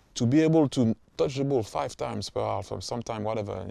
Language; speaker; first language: English; non-native, fluent; French